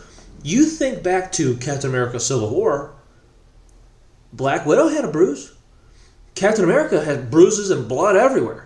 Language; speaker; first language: English; native; English